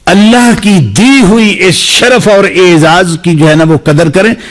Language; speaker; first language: Urdu; non-native, local second language; Punjabi